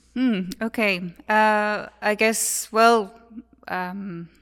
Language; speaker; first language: English; non-native, fluent; Finnish